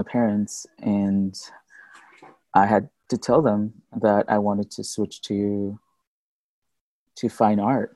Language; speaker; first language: English; non-native, local second language; Filipino